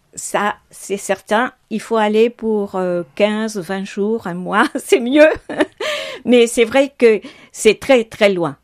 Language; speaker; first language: French; non-native, fluent; Spanish